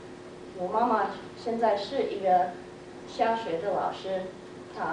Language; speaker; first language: Chinese; non-native, learner; English